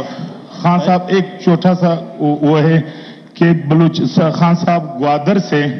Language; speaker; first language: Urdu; non-native, local second language; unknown